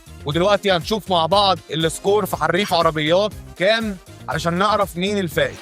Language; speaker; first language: Arabic; native; Arabic